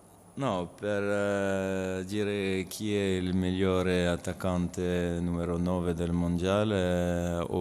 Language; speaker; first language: Italian; non-native, learner; French